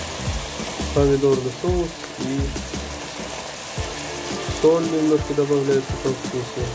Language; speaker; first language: Russian; non-native, local second language; Uzbek